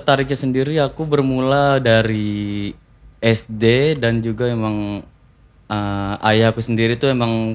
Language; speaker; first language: Indonesian; native; Indonesian